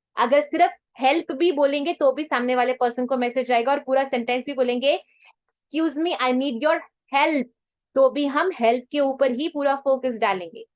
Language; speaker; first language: Hindi; non-native, local second language; Punjabi